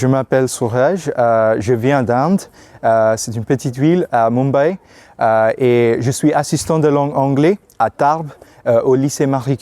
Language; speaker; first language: French; non-native, learner; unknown